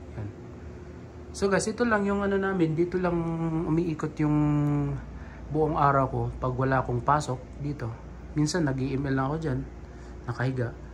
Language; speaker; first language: Filipino; non-native, local second language; Waray